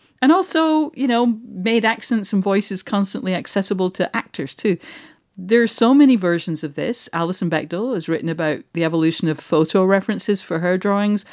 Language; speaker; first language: English; native; English